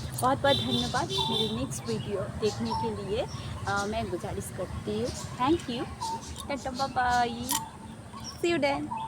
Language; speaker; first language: Hindi; non-native, local second language; Bangla